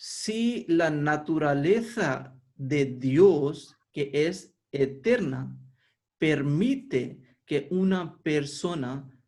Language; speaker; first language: Spanish; non-native, fluent; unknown